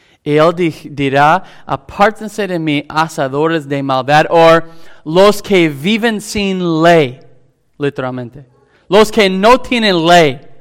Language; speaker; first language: Spanish; non-native, fluent; English